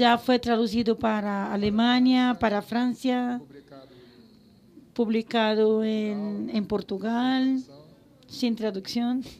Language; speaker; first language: Spanish; non-native, fluent; Portuguese